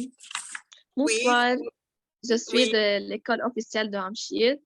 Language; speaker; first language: French; non-native, learner; Arabic